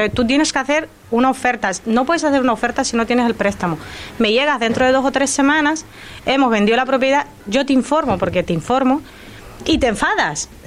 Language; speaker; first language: Spanish; non-native, fluent; Romanian